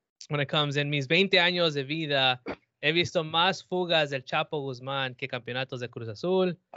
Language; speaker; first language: Spanish; early bilingual, heritage; Spanish